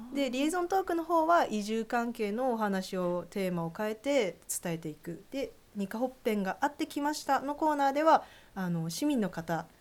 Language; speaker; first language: Japanese; native; Japanese